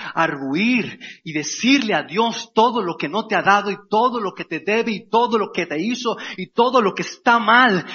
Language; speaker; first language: Spanish; native; Spanish